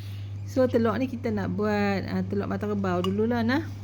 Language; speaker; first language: Malay; native; Malay